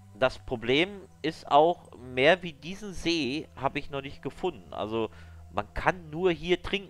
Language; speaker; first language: German; native; German